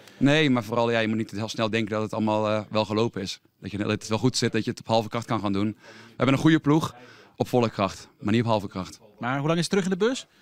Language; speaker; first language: Dutch; native; Dutch